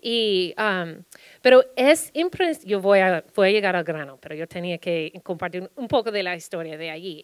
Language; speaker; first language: Spanish; early bilingual, heritage; Spanish